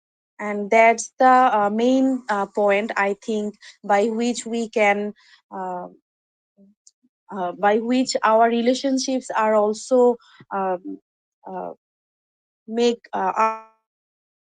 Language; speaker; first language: English; non-native, learner; Bangla